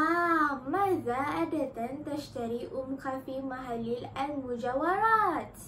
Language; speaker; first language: Arabic; non-native, learner; Malay